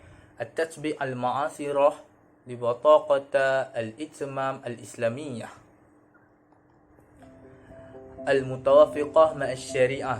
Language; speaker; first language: Arabic; non-native, learner; Malay